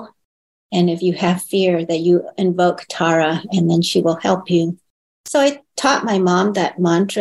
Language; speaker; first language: English; early bilingual, other home language; Chinese